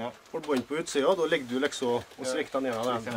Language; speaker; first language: Norwegian; native; Norwegian